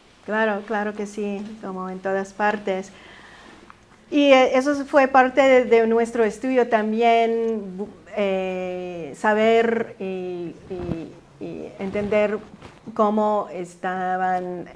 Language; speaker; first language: Spanish; early bilingual, heritage; Spanish